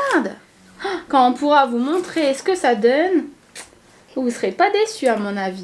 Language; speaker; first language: French; native; French